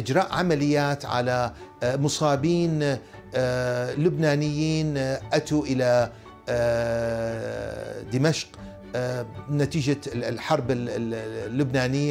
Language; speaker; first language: Arabic; native; Arabic